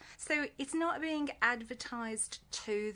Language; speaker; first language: English; native; English